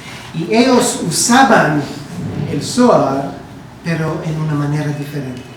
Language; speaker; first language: Spanish; non-native, learner; Hebrew